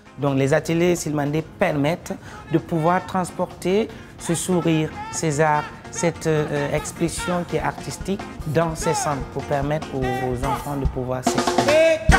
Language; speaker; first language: French; non-native, local second language; Mossi